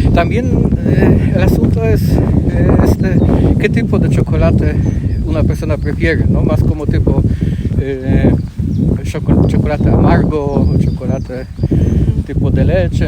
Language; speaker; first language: Spanish; non-native, fluent; Polish